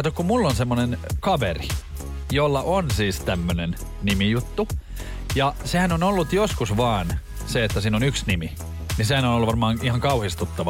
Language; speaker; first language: Finnish; native; Finnish